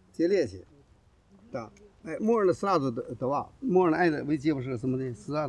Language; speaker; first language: Russian; non-native, learner; Chinese